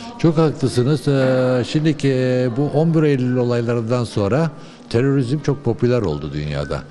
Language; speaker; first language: Turkish; early bilingual, other home language; Uyghur